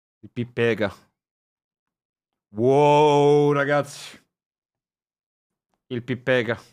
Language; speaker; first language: Italian; native; Italian